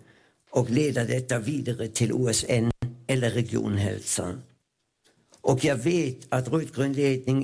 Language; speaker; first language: Swedish; non-native, fluent; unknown